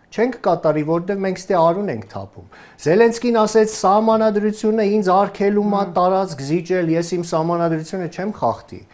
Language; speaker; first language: Armenian; native; Armenian